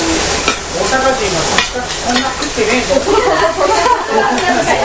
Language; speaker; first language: Japanese; native; Japanese